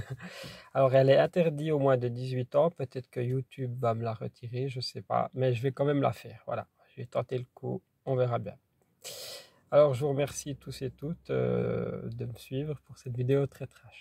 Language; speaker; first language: French; native; French